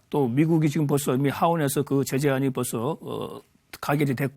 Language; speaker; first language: Korean; native; Korean